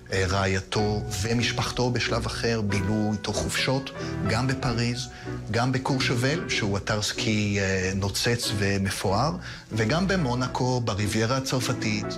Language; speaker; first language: Hebrew; native; Hebrew